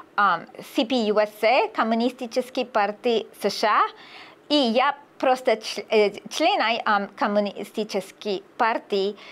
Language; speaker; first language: Russian; non-native, learner; English